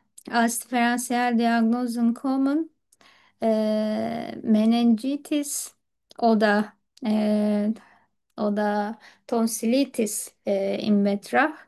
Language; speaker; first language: German; non-native, learner; Turkish